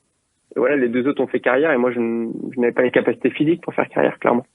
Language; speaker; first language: French; native; French